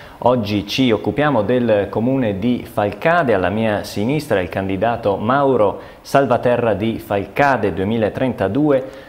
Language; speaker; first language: Italian; native; Italian